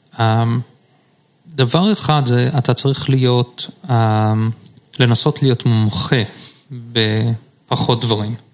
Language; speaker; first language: Hebrew; early bilingual, heritage; Hebrew